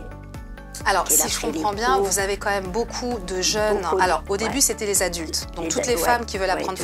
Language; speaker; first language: French; native; French